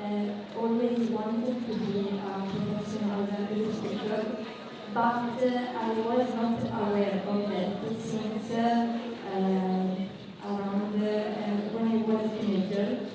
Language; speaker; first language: English; non-native, learner; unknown